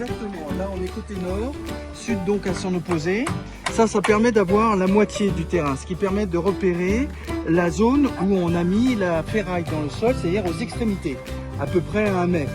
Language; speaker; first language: French; native; French